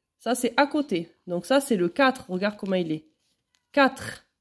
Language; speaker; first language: French; native; French